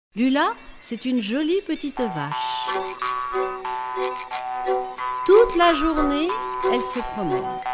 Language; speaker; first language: French; native; French